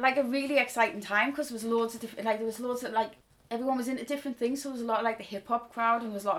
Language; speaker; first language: English; native; English